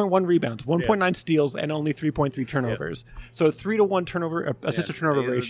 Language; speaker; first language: English; native; English